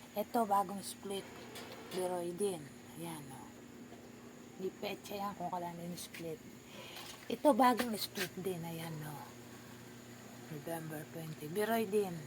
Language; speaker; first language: Filipino; native; Filipino